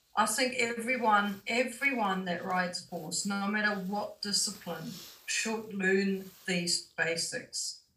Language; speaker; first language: English; non-native, fluent; German